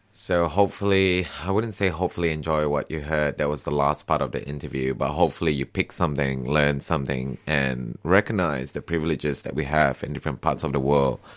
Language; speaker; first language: English; non-native, local second language; Malay